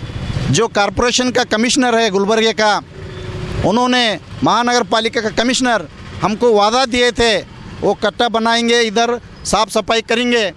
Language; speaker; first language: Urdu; non-native, local second language; Kannada